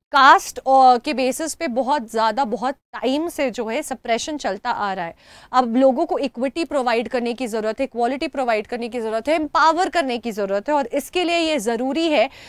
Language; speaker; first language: Hindi; native; Hindi